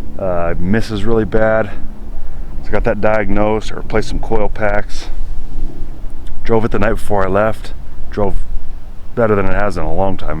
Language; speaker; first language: English; native; English